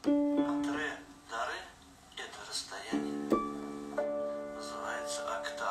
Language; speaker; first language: Russian; native; Russian